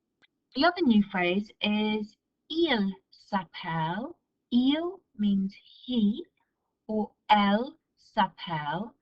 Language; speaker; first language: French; non-native, fluent; English